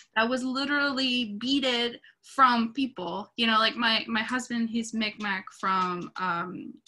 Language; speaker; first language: English; non-native, fluent; Spanish